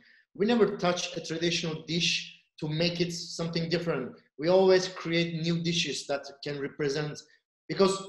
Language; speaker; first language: English; non-native, fluent; Turkish